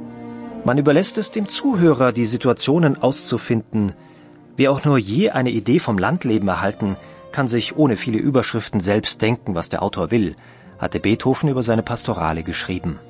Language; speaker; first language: German; native; German